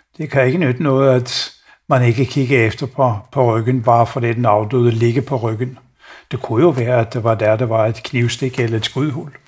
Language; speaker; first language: Danish; native; Danish